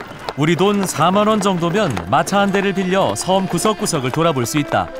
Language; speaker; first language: Korean; native; Korean